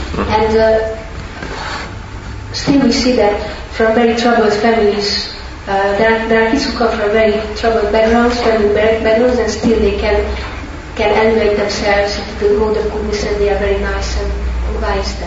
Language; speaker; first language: English; non-native, fluent; Hungarian